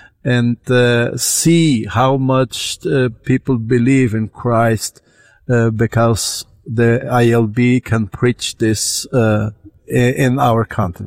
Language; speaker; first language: English; non-native, fluent; Portuguese